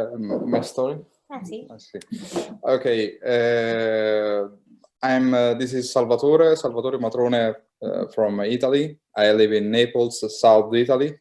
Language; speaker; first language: English; non-native, learner; Italian